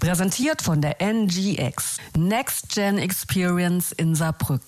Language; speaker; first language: German; native; German